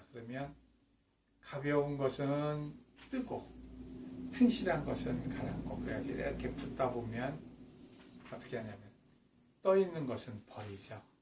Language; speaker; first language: Korean; native; Korean